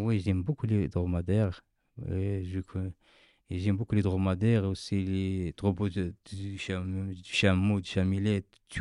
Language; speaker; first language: French; non-native, learner; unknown